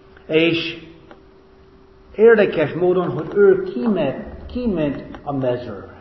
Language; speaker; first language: Hungarian; non-native, fluent; English